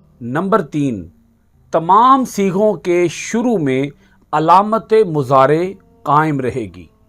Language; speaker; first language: Urdu; native; Urdu